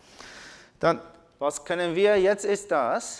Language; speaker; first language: German; non-native, learner; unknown